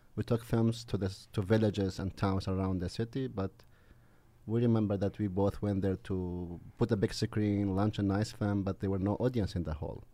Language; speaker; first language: English; non-native, fluent; Arabic